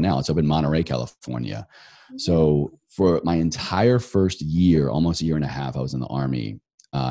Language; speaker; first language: English; native; English